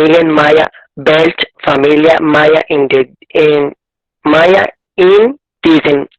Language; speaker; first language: German; non-native, learner; Spanish